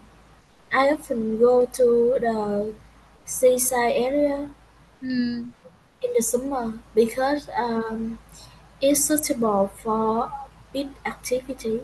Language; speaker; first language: English; non-native, learner; Vietnamese